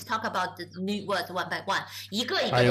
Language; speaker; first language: English; non-native, fluent; Chinese